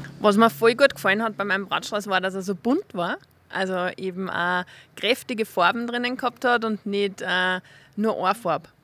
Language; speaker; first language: German; native; German